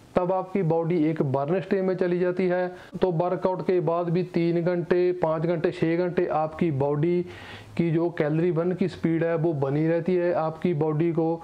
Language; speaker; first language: Hindi; non-native, local second language; Punjabi